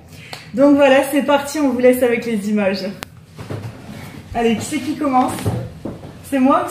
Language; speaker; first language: French; native; French